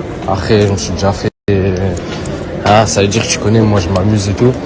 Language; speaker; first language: French; native; French